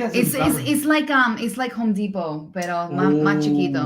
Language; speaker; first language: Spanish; non-native, learner; English